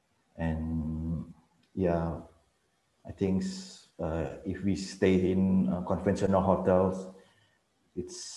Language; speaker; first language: English; non-native, fluent; Indonesian